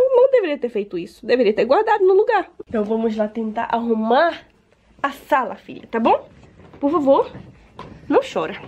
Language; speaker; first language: Portuguese; native; Portuguese